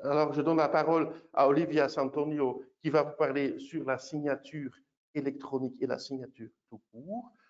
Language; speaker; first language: French; non-native, local second language; Dutch